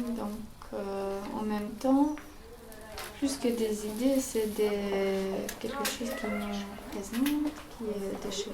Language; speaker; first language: French; early bilingual, other home language; Albanian